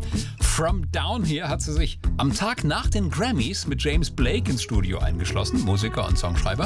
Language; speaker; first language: German; native; German